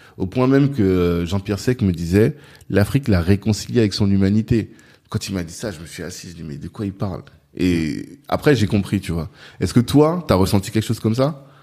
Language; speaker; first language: French; non-native, local second language; Sango